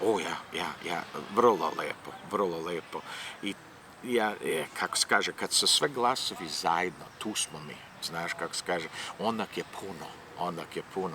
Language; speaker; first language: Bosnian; early bilingual, heritage; Serbian